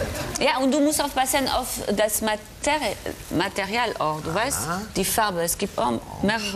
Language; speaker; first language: German; non-native, learner; French